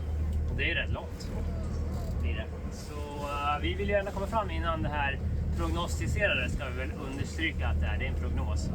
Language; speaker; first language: Swedish; native; Swedish